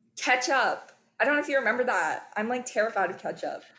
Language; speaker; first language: English; native; English